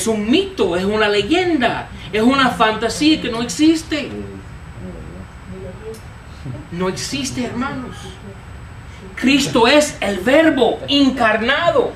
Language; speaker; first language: Spanish; non-native, fluent; English